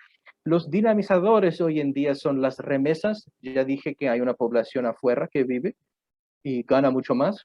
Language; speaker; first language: Spanish; non-native, fluent; Punjabi